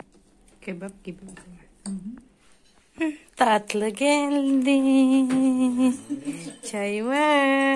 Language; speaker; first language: Turkish; non-native, learner; Indonesian